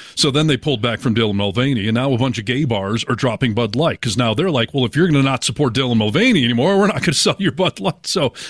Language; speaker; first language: English; native; English